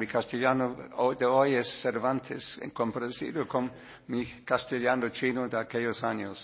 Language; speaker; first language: Spanish; non-native, learner; English